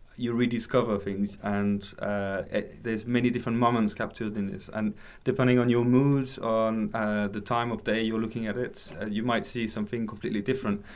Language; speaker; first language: English; non-native, fluent; French